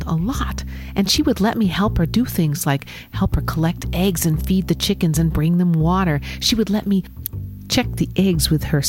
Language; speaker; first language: English; native; English